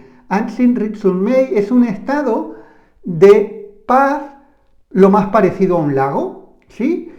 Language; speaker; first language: Spanish; native; Spanish